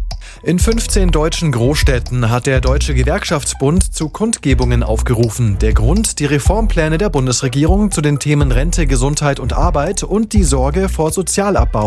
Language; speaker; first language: German; native; German